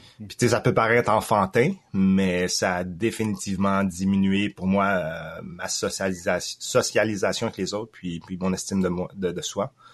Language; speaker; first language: French; early bilingual, other home language; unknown